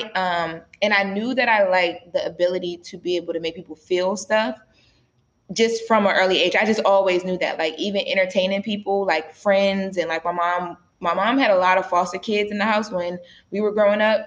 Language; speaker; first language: English; native; English